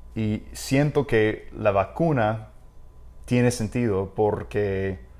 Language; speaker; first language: Spanish; non-native, fluent; English